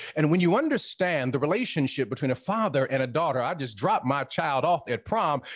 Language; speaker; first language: English; native; English